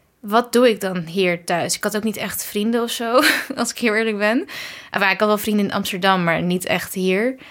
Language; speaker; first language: Dutch; early bilingual, other home language; Kurdish